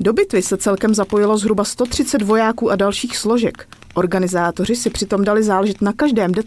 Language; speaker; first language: Czech; native; Czech